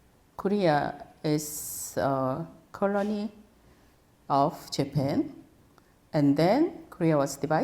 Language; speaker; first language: English; non-native, fluent; Korean